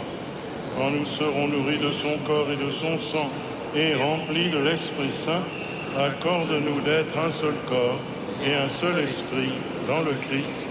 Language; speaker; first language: French; native; French